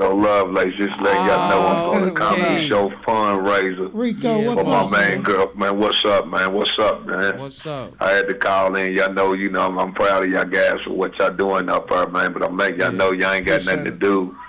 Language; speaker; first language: English; native; English